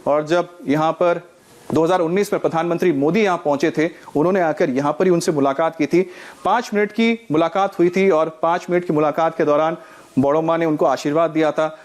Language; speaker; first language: Hindi; non-native, local second language; Bangla